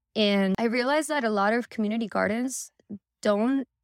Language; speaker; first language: English; early bilingual, other home language; Spanish